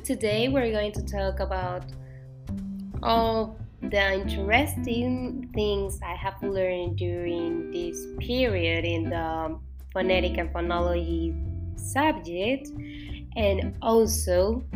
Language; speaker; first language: English; non-native, fluent; Spanish